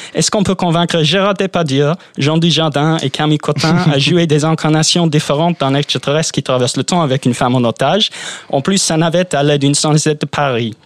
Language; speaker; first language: French; non-native, fluent; English